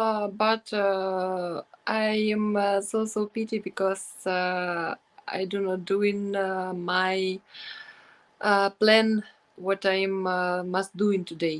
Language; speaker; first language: English; non-native, learner; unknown